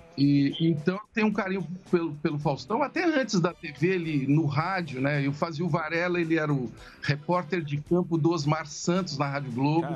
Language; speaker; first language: Portuguese; native; Portuguese